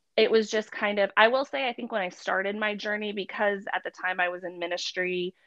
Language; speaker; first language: English; native; English